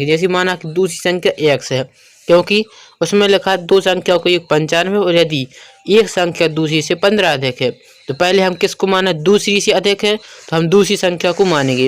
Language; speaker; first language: Hindi; native; Hindi